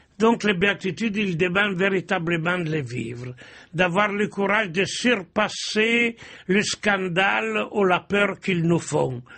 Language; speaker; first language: French; non-native, fluent; Italian